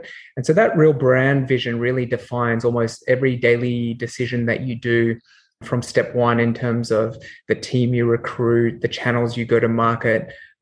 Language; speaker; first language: English; native; English